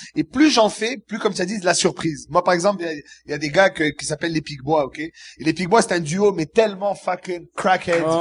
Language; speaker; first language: French; early bilingual, other home language; Arabic